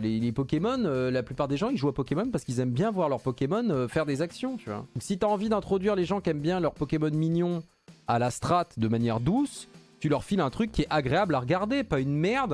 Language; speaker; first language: French; native; French